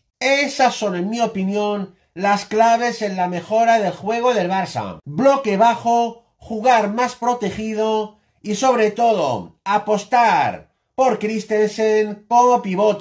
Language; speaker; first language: Spanish; native; Spanish